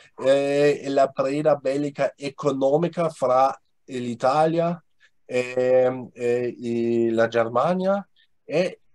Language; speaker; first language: Italian; non-native, fluent; German